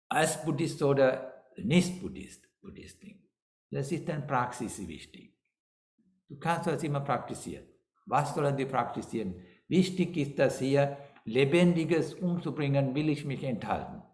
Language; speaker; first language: German; non-native, fluent; Sinhala